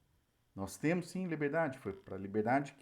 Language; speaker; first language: Portuguese; native; Portuguese